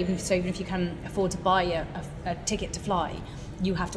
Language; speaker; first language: English; native; English